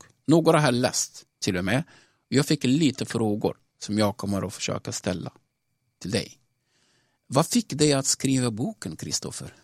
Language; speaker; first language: Swedish; non-native, local second language; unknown